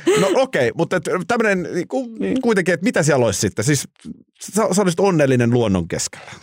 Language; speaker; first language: Finnish; native; Finnish